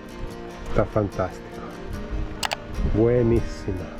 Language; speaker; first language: Spanish; non-native, learner; Italian